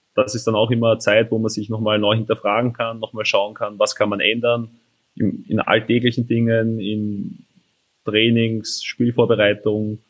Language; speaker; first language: German; native; German